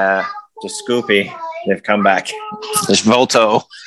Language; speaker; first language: Portuguese; non-native, learner; English